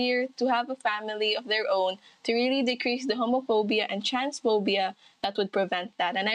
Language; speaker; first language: English; non-native, local second language; Cebuano